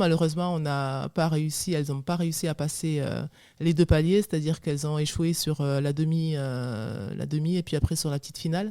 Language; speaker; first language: French; native; French